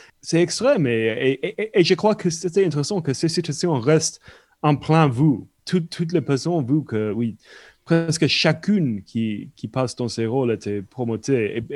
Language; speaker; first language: French; non-native, fluent; English